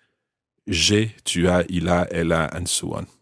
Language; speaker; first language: French; non-native, fluent; English